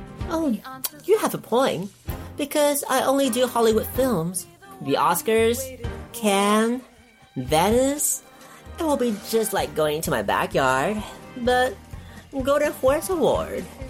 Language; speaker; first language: English; non-native, fluent; Chinese